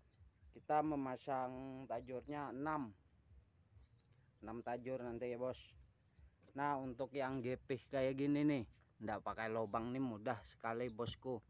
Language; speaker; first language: Indonesian; native; Indonesian